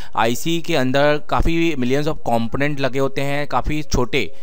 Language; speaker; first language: Hindi; native; Hindi